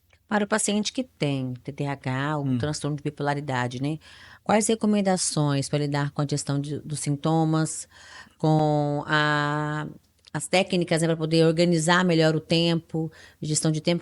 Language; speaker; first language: Portuguese; native; Portuguese